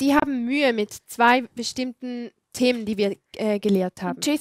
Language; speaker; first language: German; non-native, fluent; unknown